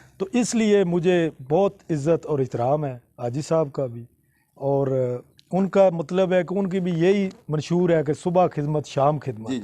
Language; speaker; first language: Urdu; non-native, local second language; Punjabi